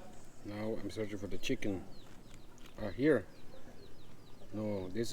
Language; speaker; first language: English; non-native, fluent; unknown